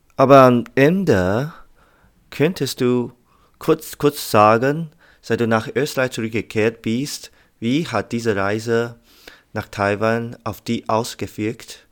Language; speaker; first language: German; non-native, learner; Chinese